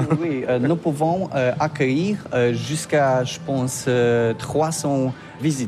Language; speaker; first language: French; non-native, learner; Polish